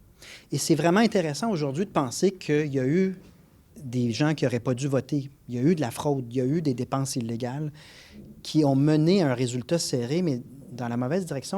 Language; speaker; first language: French; native; French